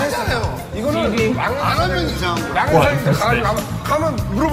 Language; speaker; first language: Korean; native; Korean